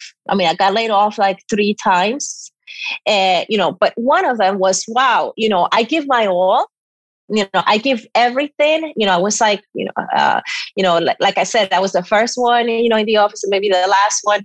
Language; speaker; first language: English; non-native, fluent; Spanish